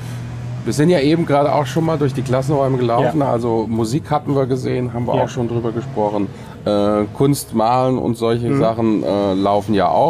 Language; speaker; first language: German; native; German